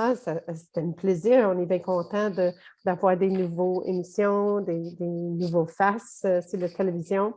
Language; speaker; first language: French; native; French